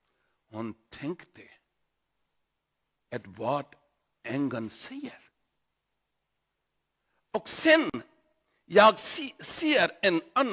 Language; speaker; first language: Swedish; non-native, learner; Urdu